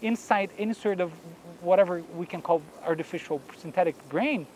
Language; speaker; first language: English; non-native, fluent; Portuguese